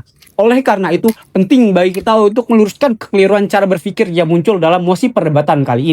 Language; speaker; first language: Indonesian; native; Indonesian